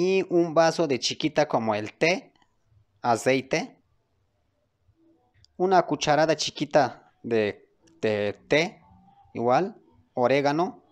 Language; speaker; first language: Spanish; non-native, learner; Turkish